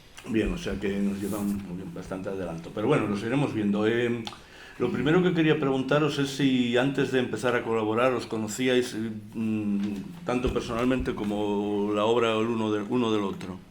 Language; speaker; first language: Spanish; native; Spanish